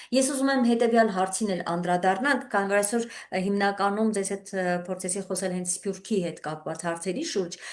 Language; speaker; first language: Armenian; native; Armenian